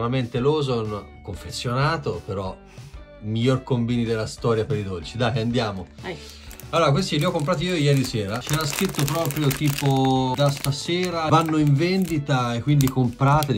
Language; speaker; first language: Italian; native; Italian